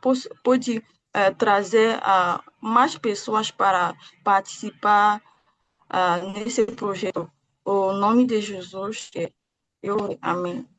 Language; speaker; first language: Portuguese; non-native, fluent; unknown